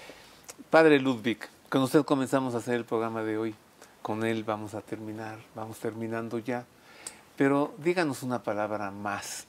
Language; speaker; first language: Spanish; native; Spanish